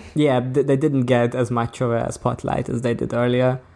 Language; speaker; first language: English; early bilingual, other home language; Hungarian